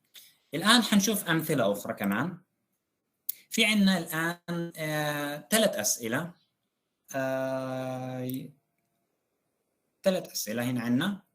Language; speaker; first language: Arabic; native; Arabic